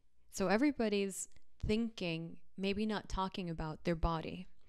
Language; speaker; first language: English; early bilingual, other home language; Spanish